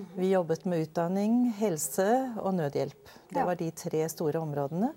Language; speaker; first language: Norwegian; early bilingual, other home language; Danish